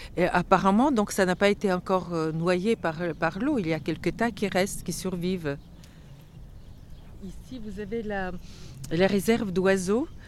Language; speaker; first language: French; non-native, fluent; Bulgarian